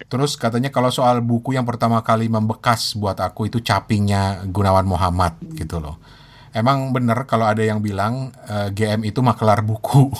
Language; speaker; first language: Indonesian; native; Indonesian